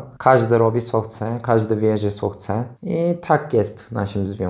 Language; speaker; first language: Polish; non-native, fluent; Turkish